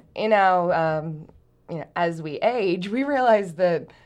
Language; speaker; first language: English; native; English